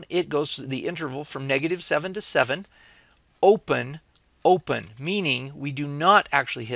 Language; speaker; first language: English; native; English